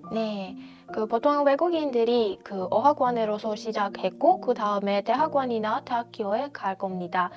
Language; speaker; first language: Korean; non-native, fluent; Persian